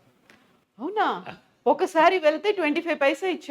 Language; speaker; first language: Telugu; native; Telugu